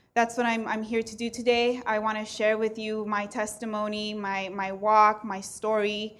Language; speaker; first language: English; early bilingual, other home language; Spanish